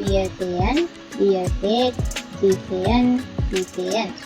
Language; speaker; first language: German; non-native, fluent; Sinhala